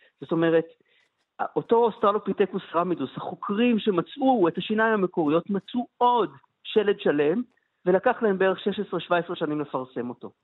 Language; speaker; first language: Hebrew; native; Hebrew